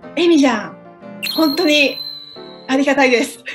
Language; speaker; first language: Japanese; non-native, fluent; Cantonese